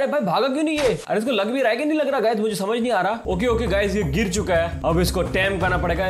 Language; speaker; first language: Hindi; native; Hindi